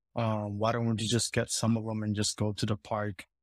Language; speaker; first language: English; early bilingual, heritage; Italian